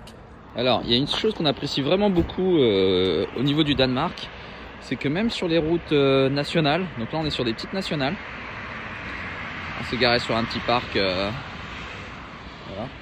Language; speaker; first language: French; native; French